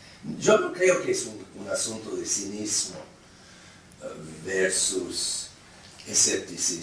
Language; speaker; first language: Spanish; non-native, fluent; English